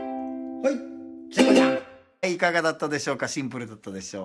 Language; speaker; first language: Japanese; native; Japanese